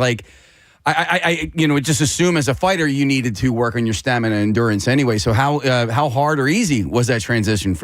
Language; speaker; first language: English; native; English